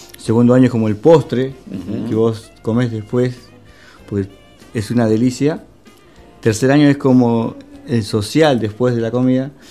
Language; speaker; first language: Spanish; native; Spanish